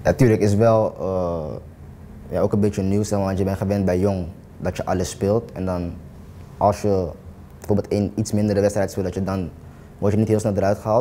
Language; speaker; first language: Dutch; native; Dutch